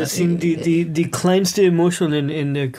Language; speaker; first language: German; non-native, learner; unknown